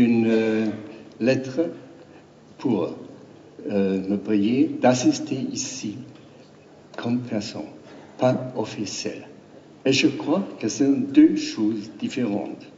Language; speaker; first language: French; non-native, learner; German